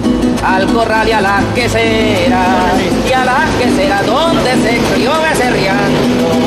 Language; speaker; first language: Spanish; native; Spanish